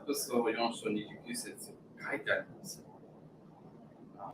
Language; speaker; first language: Japanese; non-native, learner; English